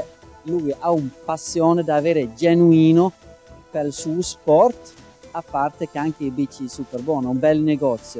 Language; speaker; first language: Italian; non-native, fluent; Norwegian